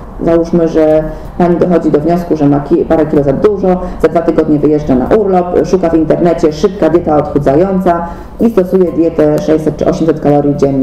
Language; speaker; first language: Polish; native; Polish